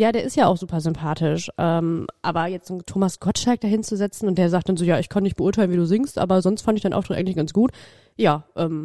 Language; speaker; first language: German; native; German